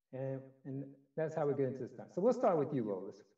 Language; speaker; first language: English; native; English